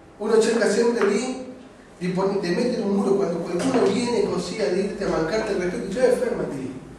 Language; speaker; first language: Italian; non-native, fluent; Spanish